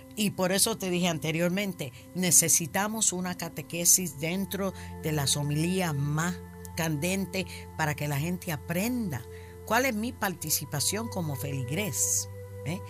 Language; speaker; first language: Spanish; early bilingual, heritage; Spanish